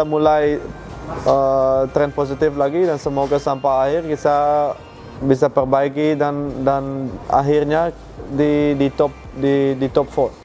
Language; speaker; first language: Indonesian; non-native, fluent; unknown